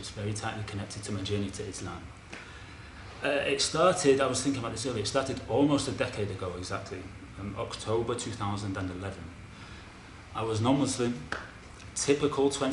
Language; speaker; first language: English; native; English